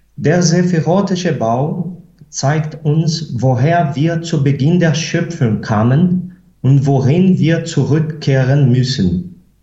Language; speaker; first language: German; non-native, fluent; Portuguese